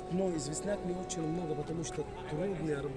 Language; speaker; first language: Russian; non-native, learner; Arabic